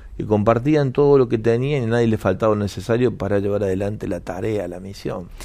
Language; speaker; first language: Spanish; native; Spanish